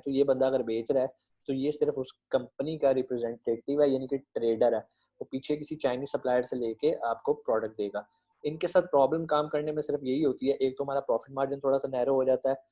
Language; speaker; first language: Urdu; native; Urdu